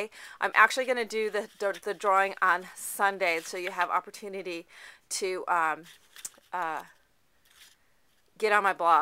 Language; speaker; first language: English; native; English